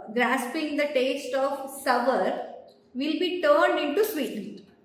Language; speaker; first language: English; non-native, local second language; Kannada